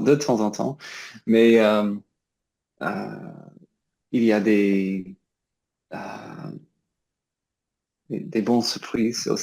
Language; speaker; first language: French; non-native, learner; English